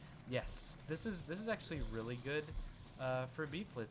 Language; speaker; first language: English; native; English